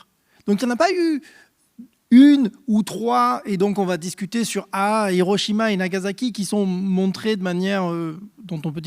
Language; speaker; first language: French; native; French